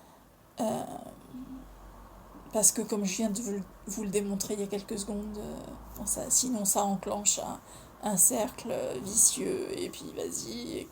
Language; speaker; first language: French; native; French